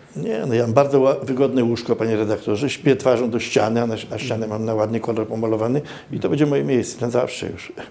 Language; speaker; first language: Polish; native; Polish